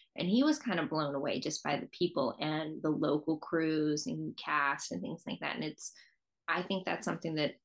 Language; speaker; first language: English; native; English